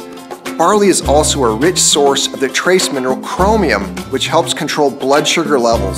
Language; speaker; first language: English; native; English